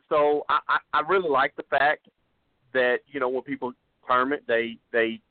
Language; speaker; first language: English; native; English